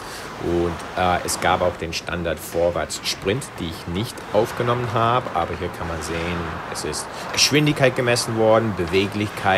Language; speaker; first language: German; non-native, fluent; English